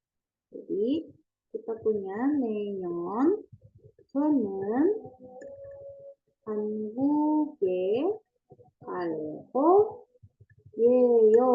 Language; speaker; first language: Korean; non-native, fluent; Indonesian